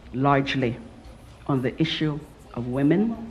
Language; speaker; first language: English; non-native, local second language; Filipino